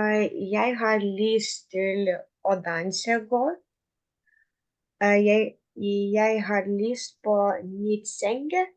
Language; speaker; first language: Norwegian; non-native, learner; Lithuanian